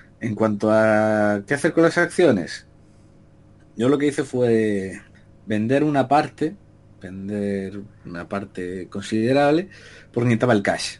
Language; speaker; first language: Spanish; native; Spanish